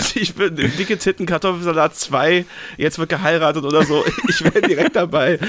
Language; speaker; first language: German; native; German